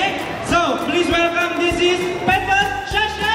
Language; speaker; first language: English; non-native, learner; Indonesian